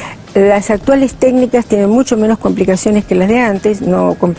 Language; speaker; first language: Spanish; native; Spanish